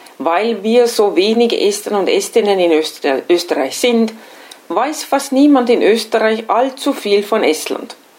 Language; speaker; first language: German; non-native, fluent; Estonian